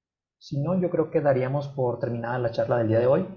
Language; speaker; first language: Spanish; native; Spanish